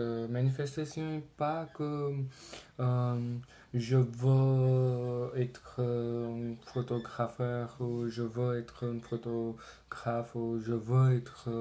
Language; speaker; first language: French; non-native, learner; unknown